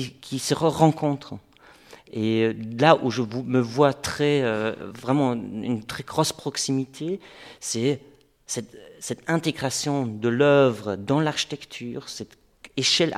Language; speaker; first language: French; non-native, fluent; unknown